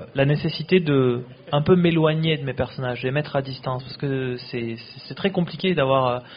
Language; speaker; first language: French; native; French